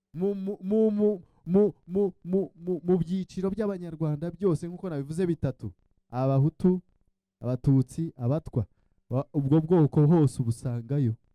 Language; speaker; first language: Kinyarwanda; early bilingual, heritage; Kinyarwanda